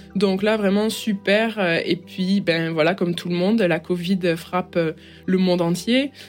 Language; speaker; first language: French; native; French